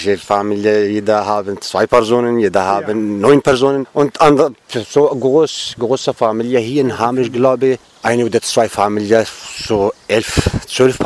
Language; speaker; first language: German; non-native, learner; Kurdish